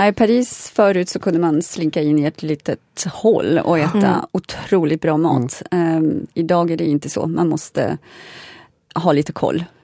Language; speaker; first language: Swedish; non-native, fluent; French